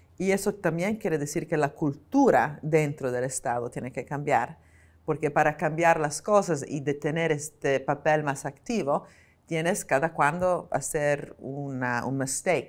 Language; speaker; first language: Spanish; non-native, fluent; Italian